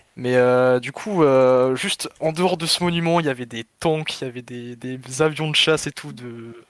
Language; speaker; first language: French; native; French